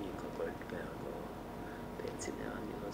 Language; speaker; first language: Hebrew; non-native, fluent; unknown